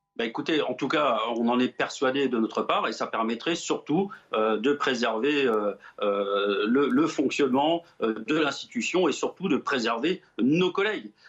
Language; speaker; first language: French; native; French